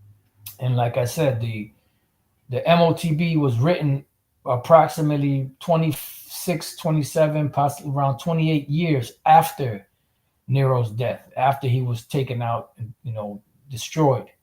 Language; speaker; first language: English; native; English